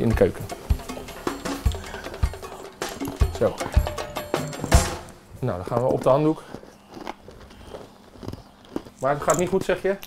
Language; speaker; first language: Dutch; native; Dutch